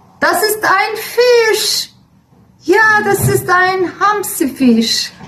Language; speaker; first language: German; early bilingual, other home language; Turkish